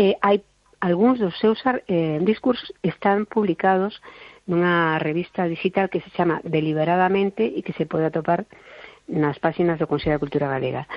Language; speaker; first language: Galician; non-native, local second language; Spanish